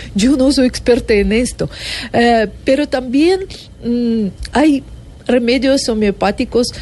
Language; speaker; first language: Spanish; non-native, fluent; Russian